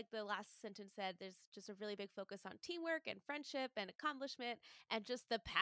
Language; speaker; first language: English; native; English